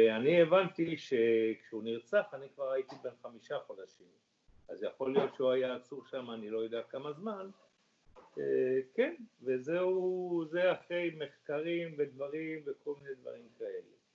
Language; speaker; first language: Hebrew; early bilingual, other home language; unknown